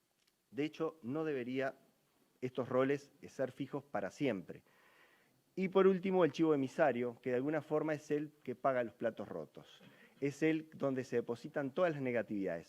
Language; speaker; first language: Spanish; native; Spanish